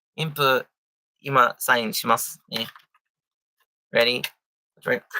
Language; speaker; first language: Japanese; non-native, learner; English